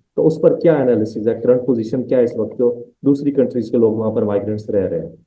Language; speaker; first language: Urdu; non-native, local second language; Saraiki